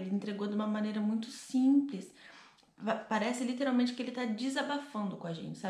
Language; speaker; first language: Portuguese; native; Portuguese